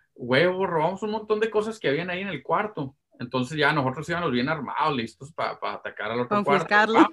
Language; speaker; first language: Spanish; early bilingual, heritage; Spanish